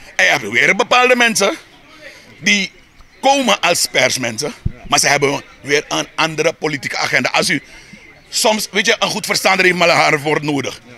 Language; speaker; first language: Dutch; native; Dutch